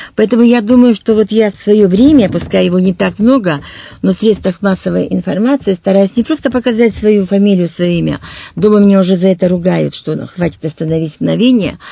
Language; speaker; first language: Russian; native; Russian